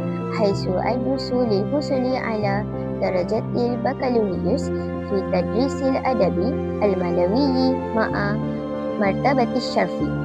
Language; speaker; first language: Arabic; non-native, learner; Malay